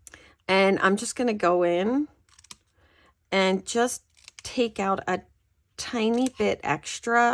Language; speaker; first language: English; native; English